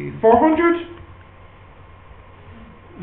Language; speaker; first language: English; native; English